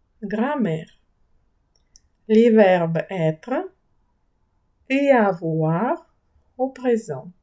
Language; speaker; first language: French; non-native, fluent; Ukrainian